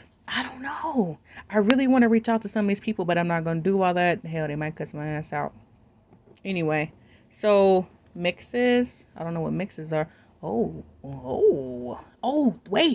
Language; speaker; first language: English; native; English